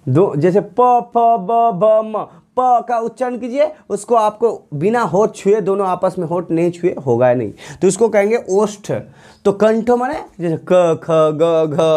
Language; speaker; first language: Hindi; non-native, local second language; Bangla